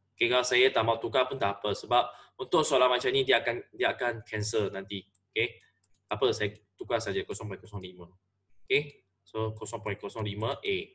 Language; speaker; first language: Malay; non-native, local second language; Chinese